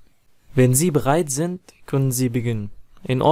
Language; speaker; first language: German; non-native, fluent; Arabic